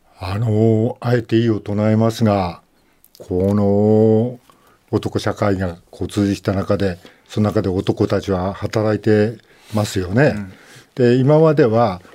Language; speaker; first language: Japanese; native; Japanese